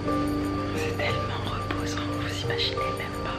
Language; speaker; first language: French; native; French